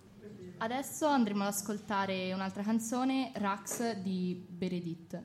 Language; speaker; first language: Italian; native; Italian